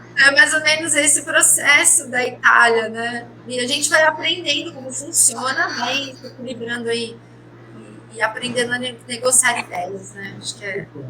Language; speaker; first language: Portuguese; native; Portuguese